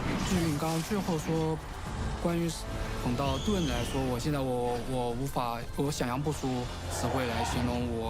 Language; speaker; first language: Chinese; native; Chinese